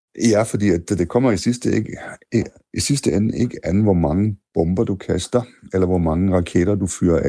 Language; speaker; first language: Danish; non-native, fluent; German